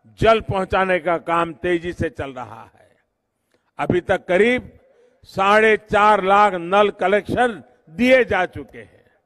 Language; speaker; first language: Hindi; non-native, local second language; Gujarati